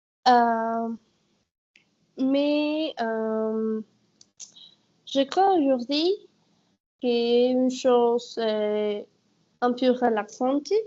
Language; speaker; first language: French; non-native, learner; Spanish